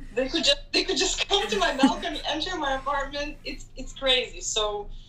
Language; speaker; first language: English; non-native, fluent; Hebrew